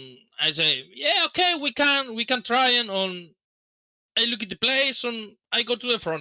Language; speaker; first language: English; non-native, learner; Spanish